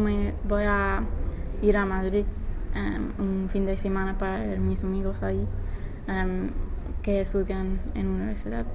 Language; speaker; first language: Spanish; non-native, fluent; English